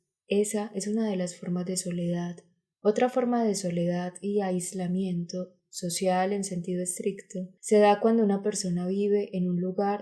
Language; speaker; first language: Spanish; native; Spanish